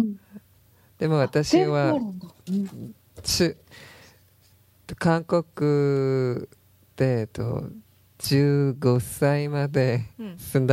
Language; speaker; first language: Japanese; non-native, learner; Korean